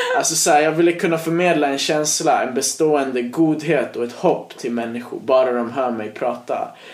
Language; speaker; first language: Swedish; early bilingual, other home language; Persian